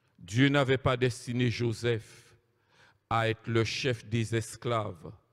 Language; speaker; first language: French; native; French